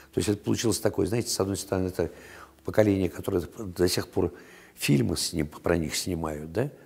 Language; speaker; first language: Russian; native; Russian